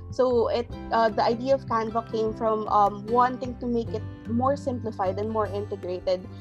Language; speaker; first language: English; non-native, local second language; Filipino